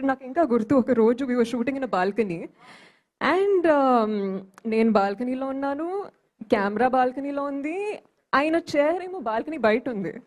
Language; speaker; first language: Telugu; early bilingual, heritage; Telugu